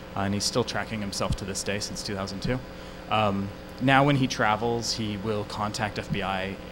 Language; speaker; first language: English; native; English